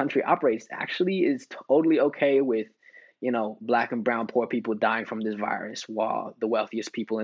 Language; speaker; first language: English; native; English